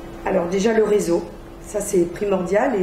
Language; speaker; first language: French; native; French